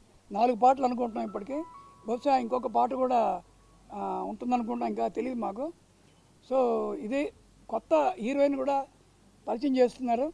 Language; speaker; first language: Telugu; native; Telugu